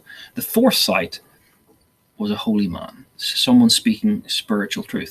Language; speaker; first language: English; native; English